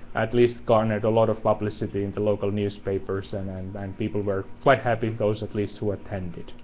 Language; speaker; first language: English; non-native, fluent; Finnish